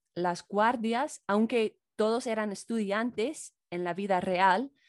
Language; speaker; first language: Spanish; non-native, fluent; English